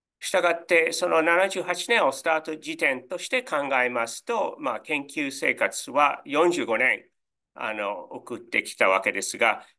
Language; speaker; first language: Japanese; non-native, fluent; English